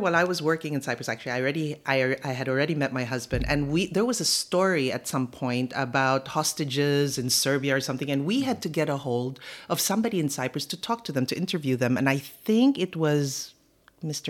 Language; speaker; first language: English; native; English